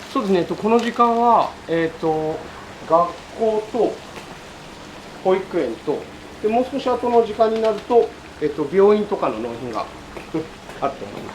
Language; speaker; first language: Japanese; native; Japanese